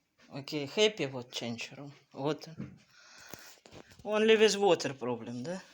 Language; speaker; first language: English; non-native, learner; Russian